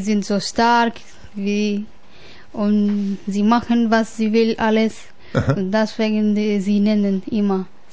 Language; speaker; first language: German; non-native, learner; Punjabi